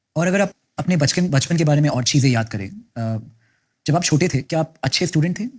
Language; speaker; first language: Hindi; non-native, local second language; Kannada